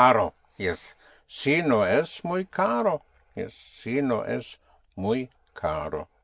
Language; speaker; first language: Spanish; non-native, fluent; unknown